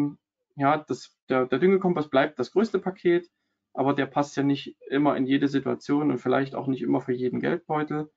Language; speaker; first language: German; native; German